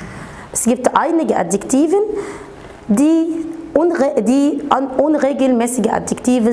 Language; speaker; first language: German; non-native, fluent; Arabic